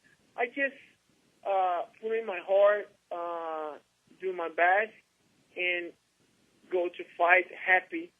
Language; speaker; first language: English; non-native, learner; Portuguese